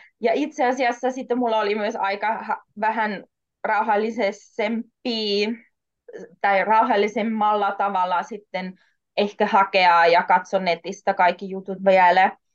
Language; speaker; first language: Finnish; non-native, fluent; German